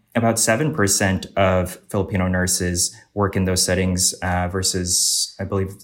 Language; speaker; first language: English; native; English